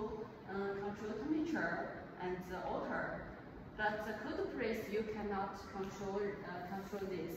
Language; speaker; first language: English; non-native, learner; Chinese